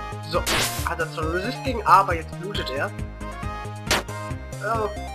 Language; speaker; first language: German; native; German